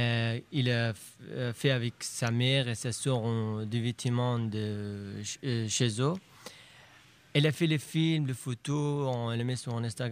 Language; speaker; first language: French; non-native, learner; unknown